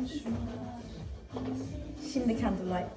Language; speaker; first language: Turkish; early bilingual, heritage; Turkish